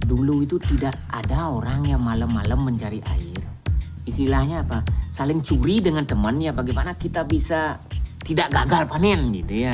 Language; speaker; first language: Indonesian; non-native, local second language; Balinese